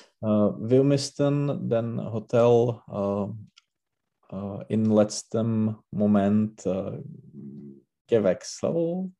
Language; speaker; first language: German; non-native, learner; Czech